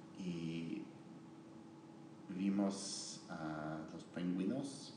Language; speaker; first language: Spanish; non-native, learner; English